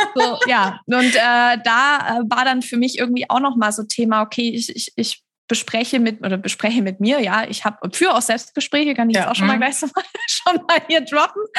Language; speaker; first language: German; native; German